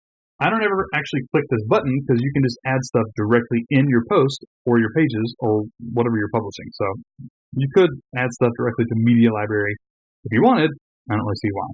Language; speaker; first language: English; native; English